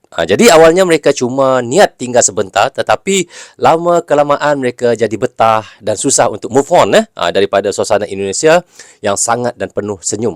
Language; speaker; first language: Malay; native; Malay